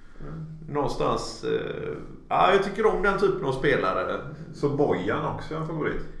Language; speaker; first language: Swedish; native; Swedish